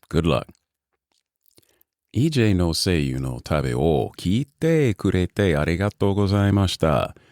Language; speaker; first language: Japanese; non-native, learner; English